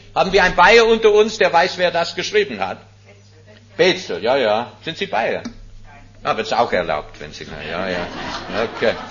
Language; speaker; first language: German; non-native, fluent; English